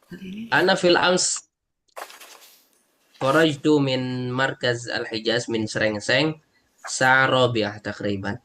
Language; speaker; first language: Arabic; non-native, fluent; Indonesian